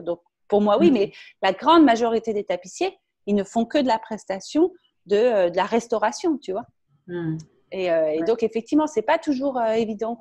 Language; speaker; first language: French; native; French